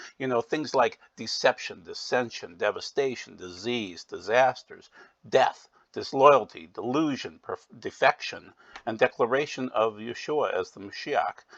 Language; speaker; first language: English; native; English